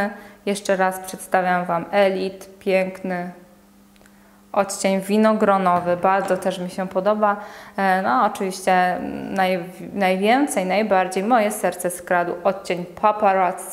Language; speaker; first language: Polish; native; Polish